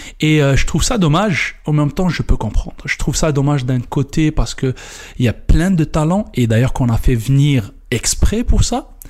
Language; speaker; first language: French; non-native, local second language; Kabyle